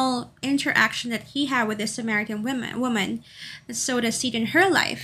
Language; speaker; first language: English; non-native, local second language; Cebuano